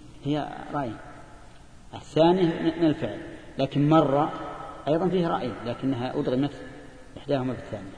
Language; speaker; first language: Arabic; native; Arabic